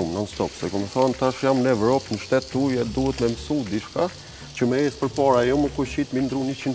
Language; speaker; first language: Albanian; early bilingual, heritage; Albanian